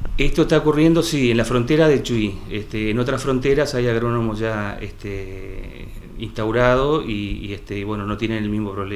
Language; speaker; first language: Spanish; native; Spanish